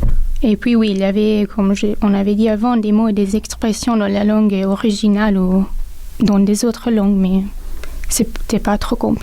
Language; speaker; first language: French; non-native, local second language; Italian